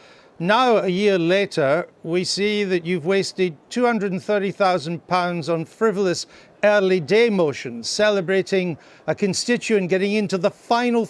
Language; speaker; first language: English; native; English